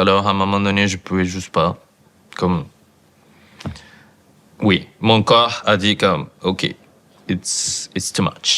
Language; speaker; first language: French; non-native, fluent; Spanish